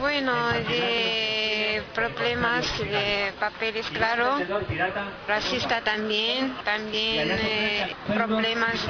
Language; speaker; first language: Spanish; non-native, learner; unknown